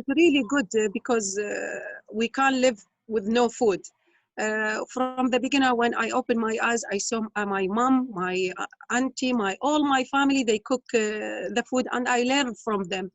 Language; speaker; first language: English; non-native, learner; Arabic